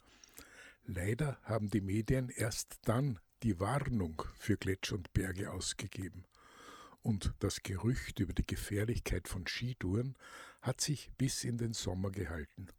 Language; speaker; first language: German; native; German